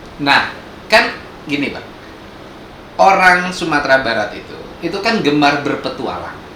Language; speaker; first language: Indonesian; non-native, local second language; Sundanese